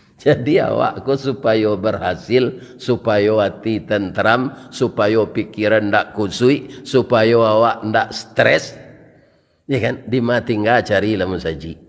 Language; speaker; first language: Malay; non-native, local second language; Minangkabau